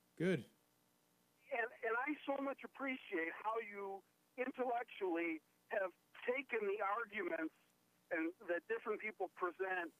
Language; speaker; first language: English; native; English